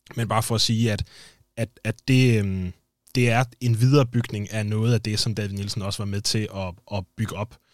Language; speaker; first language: Danish; native; Danish